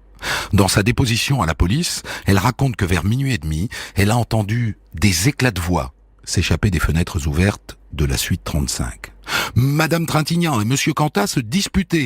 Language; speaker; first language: French; native; French